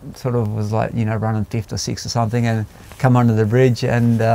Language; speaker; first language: English; native; English